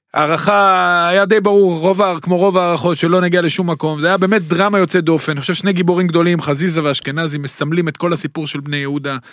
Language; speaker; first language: Hebrew; native; Hebrew